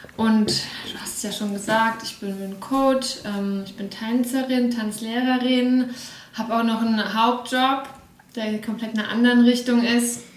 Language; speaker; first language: German; early bilingual, other home language; Russian